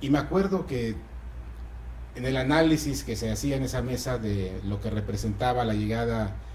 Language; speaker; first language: Spanish; native; Spanish